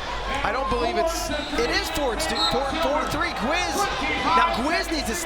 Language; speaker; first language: English; native; English